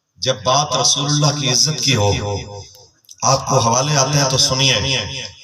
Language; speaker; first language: Urdu; non-native, local second language; Punjabi